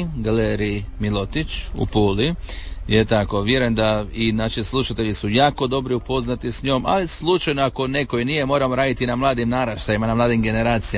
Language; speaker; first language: Serbian; native; Serbian